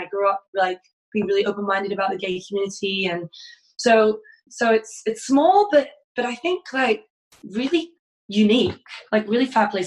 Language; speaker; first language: English; native; English